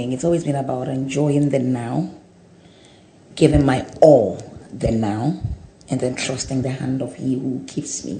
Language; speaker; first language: English; non-native, local second language; Akan